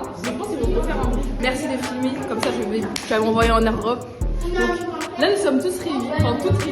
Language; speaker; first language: French; native; French